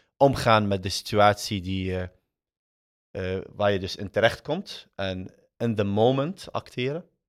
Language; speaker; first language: Dutch; early bilingual, other home language; Arabic